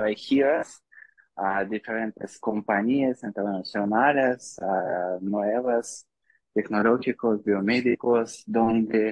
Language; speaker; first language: Spanish; non-native, learner; Russian